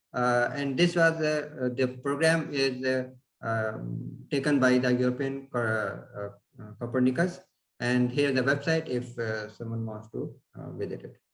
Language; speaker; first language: English; non-native, fluent; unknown